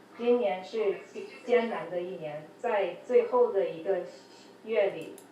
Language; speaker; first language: Chinese; early bilingual, other home language; English